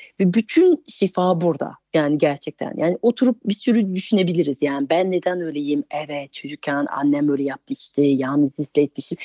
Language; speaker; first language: Turkish; non-native, fluent; French